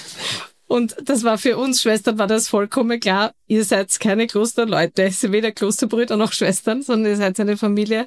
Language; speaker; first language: German; native; German